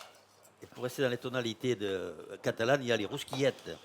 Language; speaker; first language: French; native; French